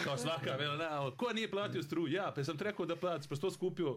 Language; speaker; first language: Serbian; native; Serbian